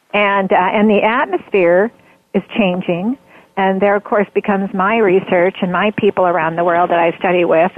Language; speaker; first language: English; native; English